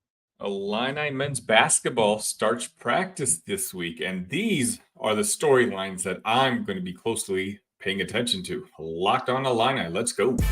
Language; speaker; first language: English; native; English